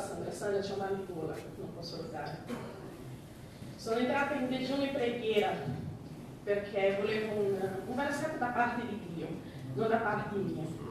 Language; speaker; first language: Italian; non-native, fluent; Portuguese